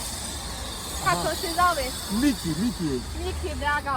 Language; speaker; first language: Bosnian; non-native, learner; Chinese